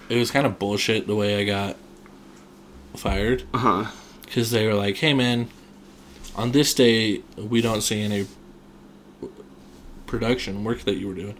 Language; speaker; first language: English; native; English